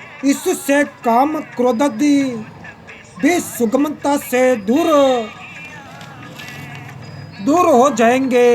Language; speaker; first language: Hindi; native; Hindi